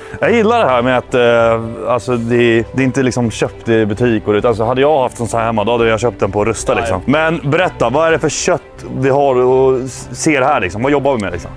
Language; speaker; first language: Swedish; native; Swedish